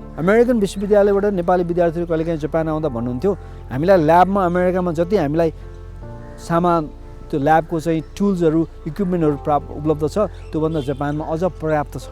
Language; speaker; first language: Nepali; native; Nepali